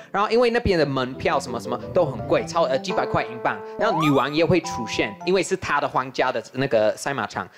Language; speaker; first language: Chinese; non-native, fluent; English